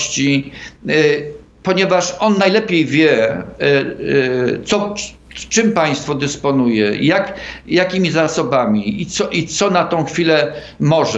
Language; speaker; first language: Polish; native; Polish